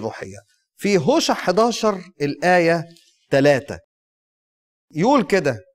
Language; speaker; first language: Arabic; native; Arabic